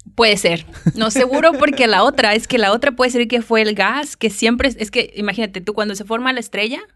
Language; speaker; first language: Spanish; native; Spanish